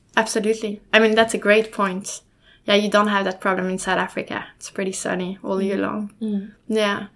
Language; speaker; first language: English; non-native, fluent; German